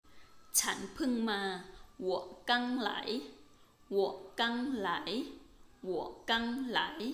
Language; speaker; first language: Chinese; non-native, fluent; Thai